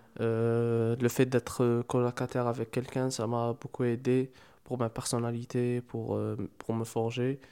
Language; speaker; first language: French; non-native, local second language; Arabic